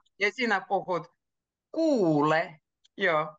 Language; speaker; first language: Finnish; native; Finnish